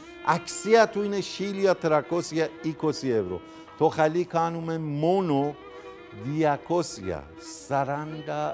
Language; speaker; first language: Greek; non-native, fluent; Persian